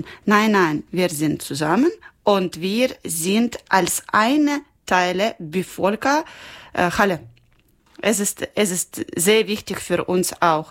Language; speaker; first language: German; non-native, learner; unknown